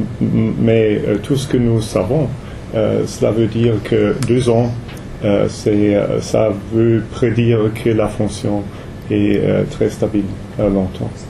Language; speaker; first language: French; non-native, learner; English